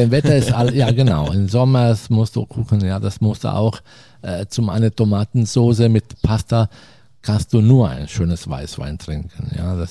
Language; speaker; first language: German; non-native, fluent; Italian